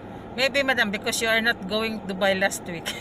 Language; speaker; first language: English; non-native, local second language; Filipino